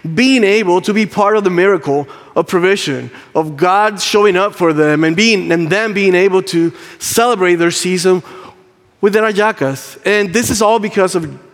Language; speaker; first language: English; non-native, fluent; Spanish